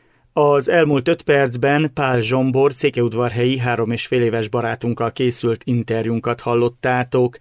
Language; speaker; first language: Hungarian; native; Hungarian